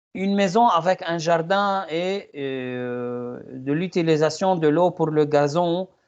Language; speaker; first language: French; non-native, local second language; Arabic